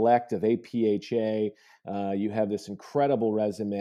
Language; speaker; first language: English; native; English